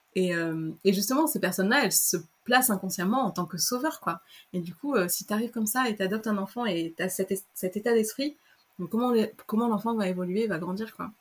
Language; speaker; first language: French; native; French